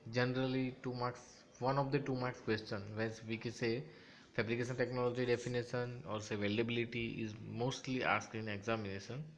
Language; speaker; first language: English; non-native, local second language; Gujarati